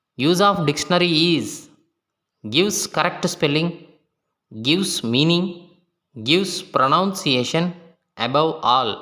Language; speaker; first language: English; non-native, local second language; Telugu